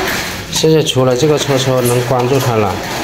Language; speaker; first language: Chinese; native; Chinese